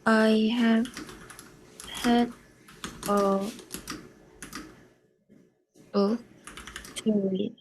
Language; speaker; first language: English; non-native, learner; Korean